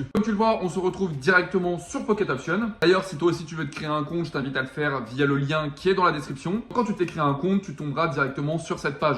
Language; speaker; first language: French; native; French